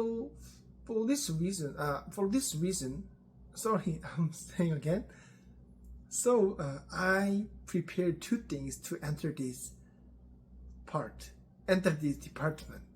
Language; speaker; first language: English; non-native, learner; Korean